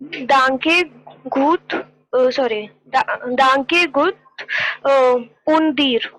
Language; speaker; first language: German; non-native, learner; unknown